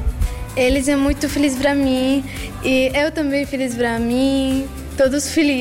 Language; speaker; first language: Portuguese; non-native, learner; Arabic